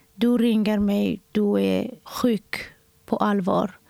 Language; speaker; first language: Swedish; non-native, fluent; Somali